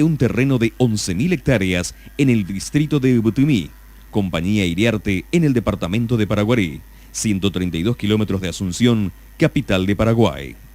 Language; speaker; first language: Spanish; native; Spanish